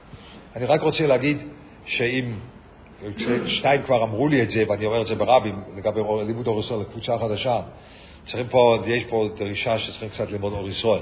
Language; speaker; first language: Hebrew; non-native, fluent; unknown